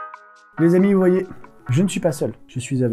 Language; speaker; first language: French; native; French